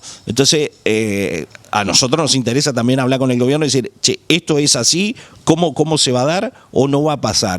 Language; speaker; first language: Spanish; native; Spanish